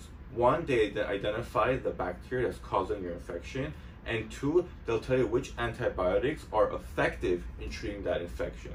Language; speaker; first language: English; native; English